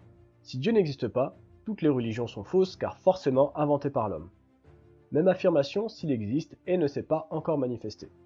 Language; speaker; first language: French; native; French